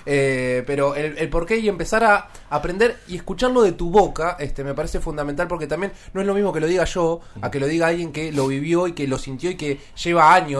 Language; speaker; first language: Spanish; native; Spanish